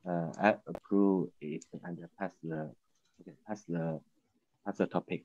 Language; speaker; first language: English; non-native, learner; Chinese